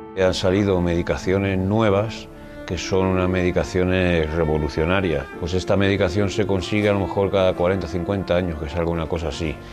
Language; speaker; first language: Spanish; native; Spanish